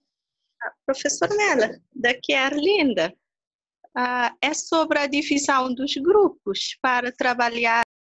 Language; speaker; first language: Portuguese; non-native, local second language; Kabuverdianu